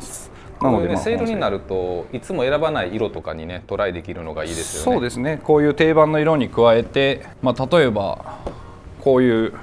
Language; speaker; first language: Japanese; native; Japanese